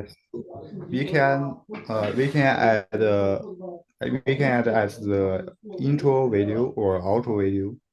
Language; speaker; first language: English; non-native, learner; Chinese